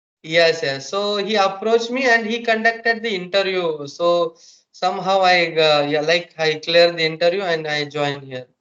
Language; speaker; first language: English; non-native, local second language; Marathi